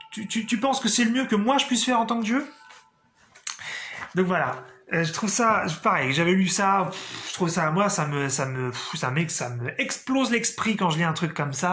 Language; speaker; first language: French; native; French